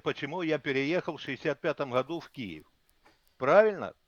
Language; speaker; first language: Ukrainian; non-native, learner; Russian